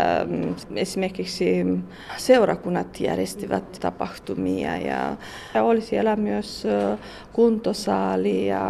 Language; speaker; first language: Finnish; non-native, fluent; Romanian